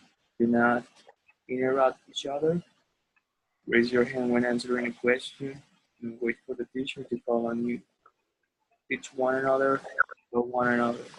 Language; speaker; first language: English; non-native, learner; Spanish